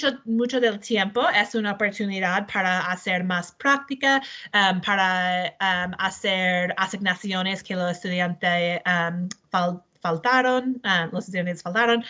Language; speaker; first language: Spanish; non-native, learner; English